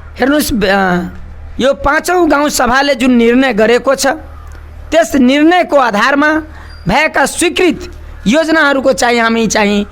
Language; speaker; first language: Nepali; non-native, local second language; Maithili